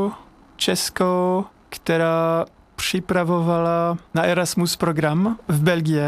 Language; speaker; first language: Czech; non-native, fluent; French